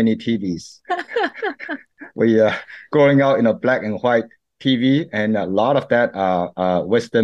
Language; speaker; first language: English; non-native, local second language; Min Nan Chinese